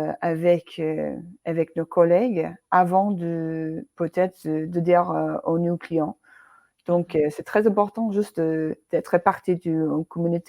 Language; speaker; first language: French; non-native, fluent; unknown